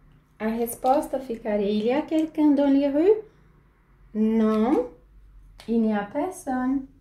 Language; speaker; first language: French; non-native, fluent; Portuguese